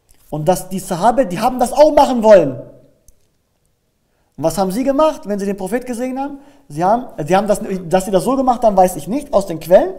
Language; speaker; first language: German; early bilingual, other home language; Turkish